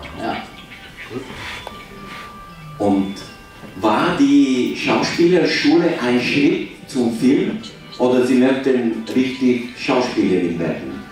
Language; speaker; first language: German; non-native, fluent; Bulgarian